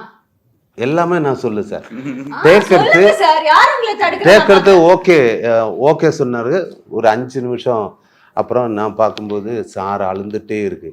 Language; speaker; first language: Tamil; non-native, learner; Malayalam